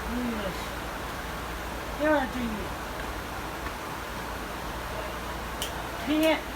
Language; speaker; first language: Hindi; non-native, learner; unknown